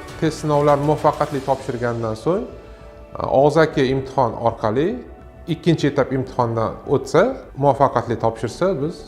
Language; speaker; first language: Uzbek; native; Uzbek